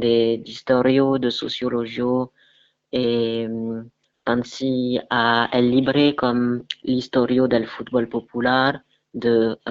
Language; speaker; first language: Catalan; non-native, learner; French